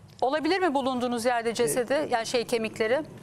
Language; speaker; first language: Turkish; native; Turkish